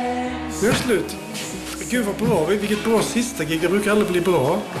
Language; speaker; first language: Swedish; native; Swedish